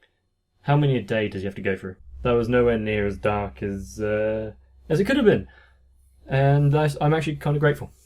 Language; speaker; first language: English; native; English